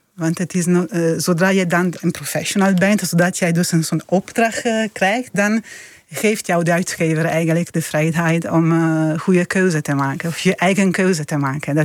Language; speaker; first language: Dutch; non-native, fluent; Italian